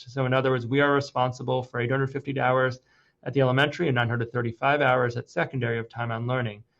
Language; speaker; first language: English; native; English